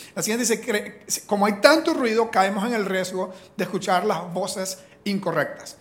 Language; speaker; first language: Spanish; native; Spanish